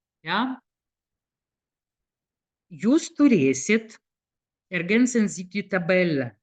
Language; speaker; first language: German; non-native, fluent; Lithuanian